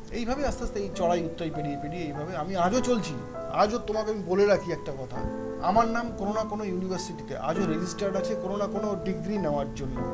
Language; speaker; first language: Bangla; native; Bangla